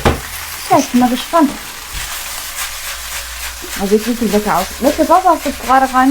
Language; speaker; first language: German; non-native, fluent; Mongolian